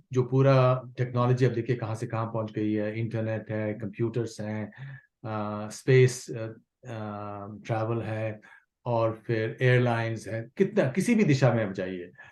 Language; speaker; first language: Hindi; non-native, local second language; Kashmiri